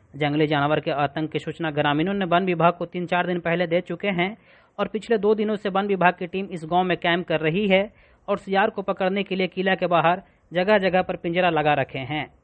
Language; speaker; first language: Hindi; native; Hindi